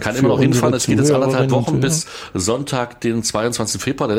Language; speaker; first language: German; native; German